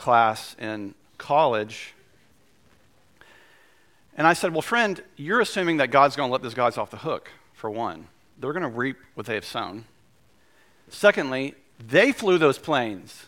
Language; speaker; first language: English; native; English